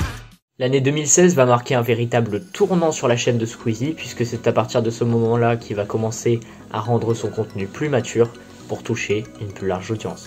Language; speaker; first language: French; native; French